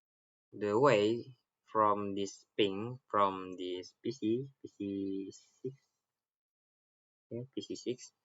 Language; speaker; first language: English; non-native, learner; Indonesian